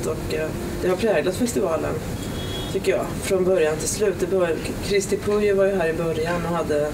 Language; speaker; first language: Swedish; native; Swedish